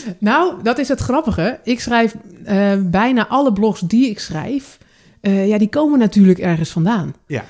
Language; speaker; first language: Dutch; native; Dutch